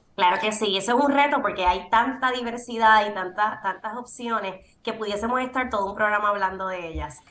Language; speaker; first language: Spanish; native; Spanish